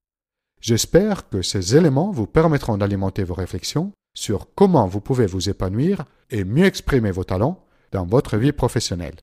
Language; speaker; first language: French; non-native, fluent; Italian